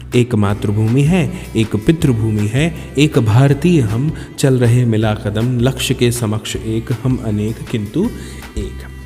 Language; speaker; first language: Hindi; native; Hindi